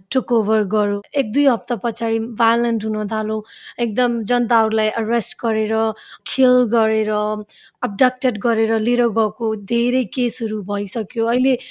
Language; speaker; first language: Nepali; early bilingual, heritage; Nepali